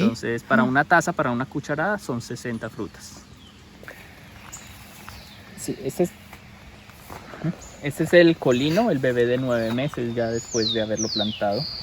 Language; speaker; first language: Spanish; native; Spanish